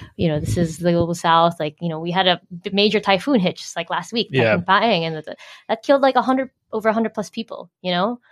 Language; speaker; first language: English; native; English